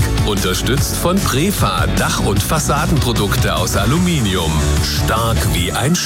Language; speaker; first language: German; native; German